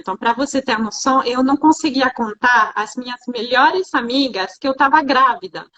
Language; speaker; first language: Portuguese; non-native, fluent; French